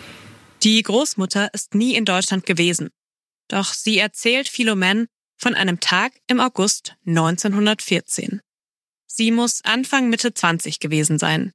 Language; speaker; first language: German; native; German